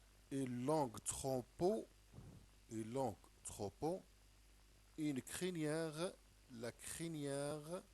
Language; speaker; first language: French; non-native, local second language; Arabic